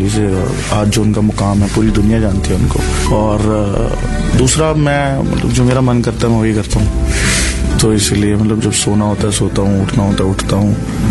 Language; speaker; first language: Hindi; native; Hindi